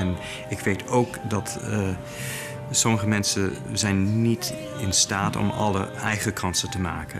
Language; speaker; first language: Dutch; non-native, fluent; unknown